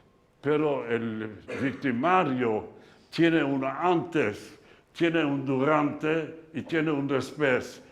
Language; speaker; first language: Spanish; non-native, fluent; Yiddish